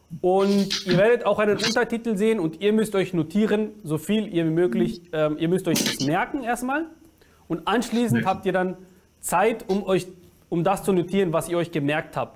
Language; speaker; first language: German; native; German